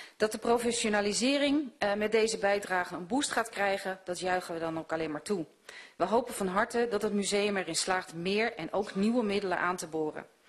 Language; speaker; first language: Dutch; native; Dutch